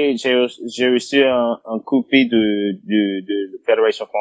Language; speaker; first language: French; non-native, fluent; English